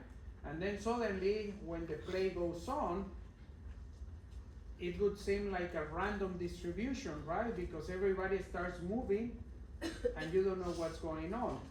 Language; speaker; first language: English; non-native, fluent; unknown